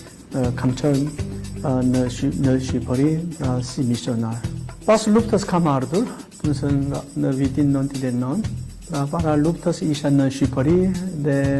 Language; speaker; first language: Albanian; non-native, fluent; Korean